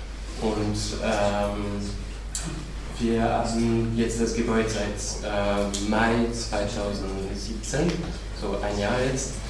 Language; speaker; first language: German; non-native, fluent; French